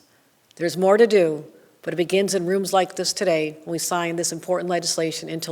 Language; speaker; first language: English; native; English